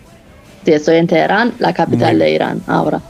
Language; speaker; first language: Spanish; non-native, local second language; Persian